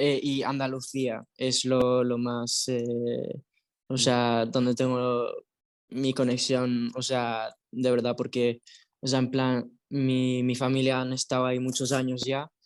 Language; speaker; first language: Spanish; early bilingual, heritage; Spanish